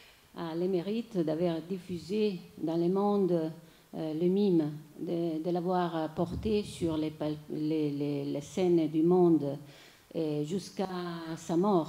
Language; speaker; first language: French; non-native, fluent; Italian